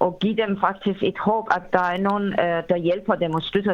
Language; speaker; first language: Danish; non-native, fluent; Persian